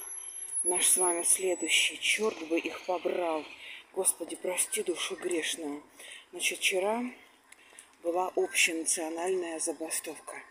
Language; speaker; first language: Russian; native; Russian